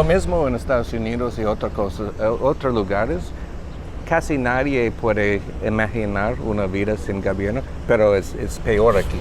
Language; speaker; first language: Spanish; non-native, learner; English